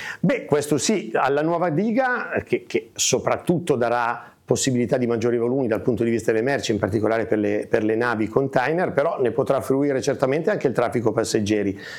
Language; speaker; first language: Italian; native; Italian